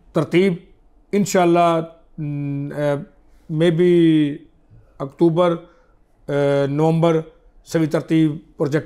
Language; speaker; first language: Arabic; non-native, learner; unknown